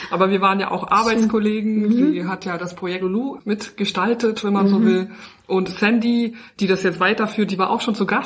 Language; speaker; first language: German; native; German